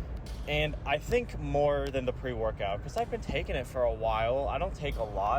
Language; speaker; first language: English; native; English